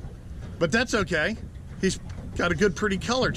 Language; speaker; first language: English; native; English